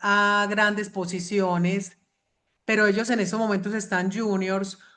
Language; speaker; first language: Spanish; native; Spanish